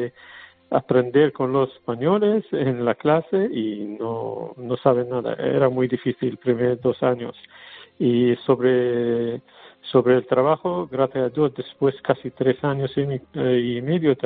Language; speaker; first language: Spanish; non-native, learner; Arabic